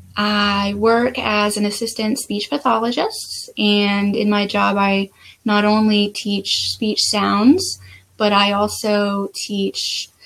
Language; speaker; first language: English; native; English